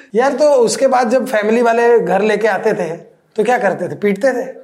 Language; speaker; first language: Hindi; non-native, local second language; Gujarati